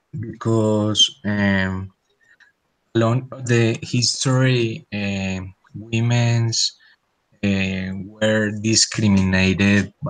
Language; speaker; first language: English; non-native, learner; Spanish